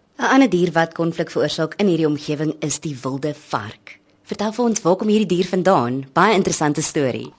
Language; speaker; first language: Afrikaans; native; Afrikaans